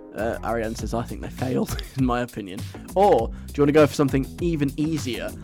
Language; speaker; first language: English; native; English